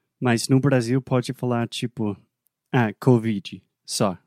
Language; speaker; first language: Portuguese; non-native, fluent; English